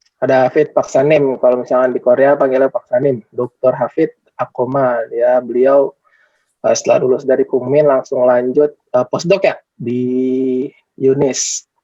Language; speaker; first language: Indonesian; native; Indonesian